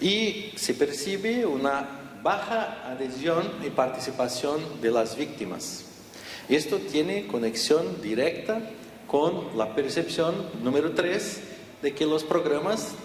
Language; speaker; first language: Spanish; non-native, fluent; Portuguese